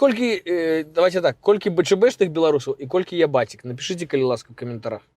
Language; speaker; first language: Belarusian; non-native, local second language; Russian